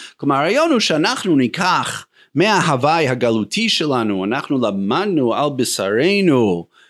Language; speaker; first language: Hebrew; non-native, fluent; English